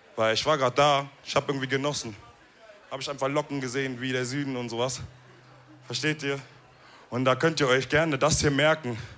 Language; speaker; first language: German; early bilingual, other home language; Wolof